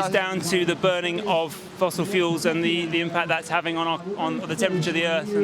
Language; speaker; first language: English; native; English